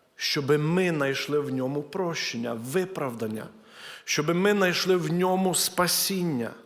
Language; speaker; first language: Ukrainian; native; Ukrainian